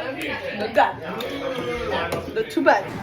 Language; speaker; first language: English; non-native, learner; French